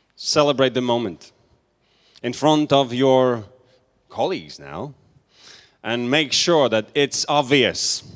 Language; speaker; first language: English; non-native, fluent; Latvian